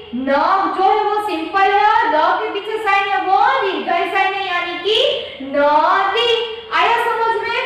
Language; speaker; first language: Hindi; non-native, local second language; Gujarati